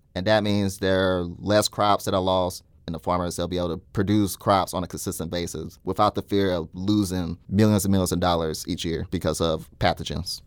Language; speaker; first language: English; native; English